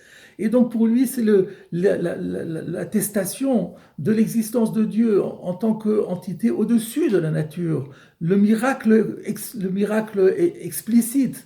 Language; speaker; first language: French; native; French